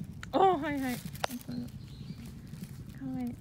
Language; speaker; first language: Japanese; non-native, learner; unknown